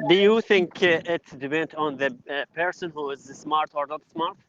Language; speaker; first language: English; non-native, learner; Arabic